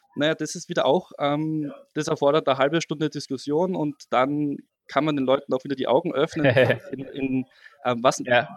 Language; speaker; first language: German; native; German